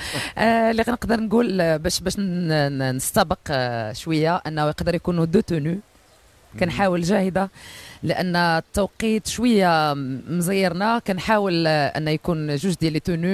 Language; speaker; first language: Arabic; native; Arabic